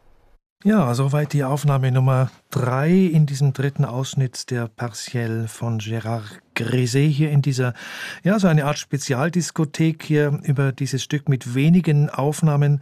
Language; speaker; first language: German; native; German